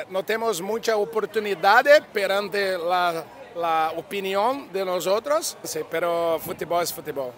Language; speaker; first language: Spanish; non-native, learner; Portuguese